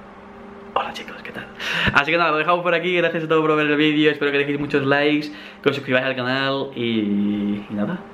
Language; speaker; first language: Spanish; native; Spanish